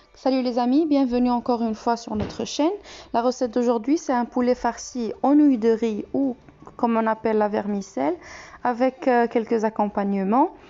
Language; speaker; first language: French; non-native, local second language; Arabic